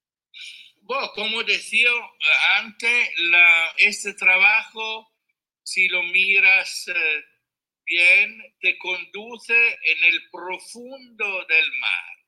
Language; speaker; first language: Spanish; non-native, learner; Italian